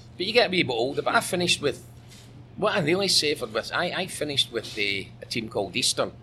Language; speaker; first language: English; native; English